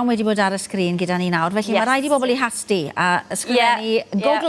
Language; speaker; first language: Welsh; native; Welsh